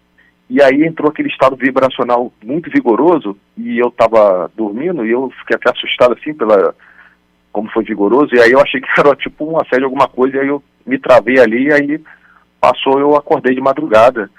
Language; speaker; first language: Portuguese; native; Portuguese